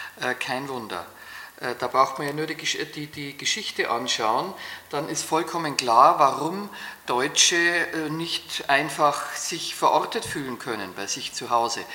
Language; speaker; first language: German; native; German